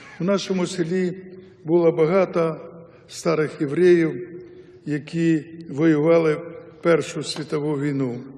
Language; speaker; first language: Ukrainian; non-native, local second language; Yiddish